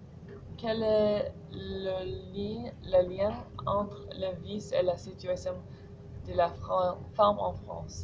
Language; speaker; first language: French; non-native, learner; English